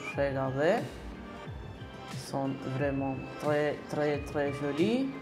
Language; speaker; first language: French; non-native, learner; Spanish